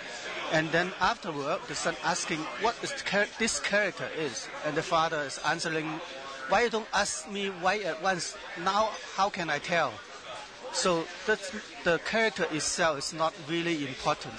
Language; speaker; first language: English; non-native, learner; Chinese